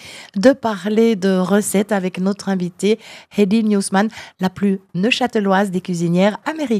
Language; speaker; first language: French; native; French